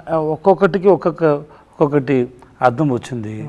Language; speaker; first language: Telugu; non-native, learner; Tamil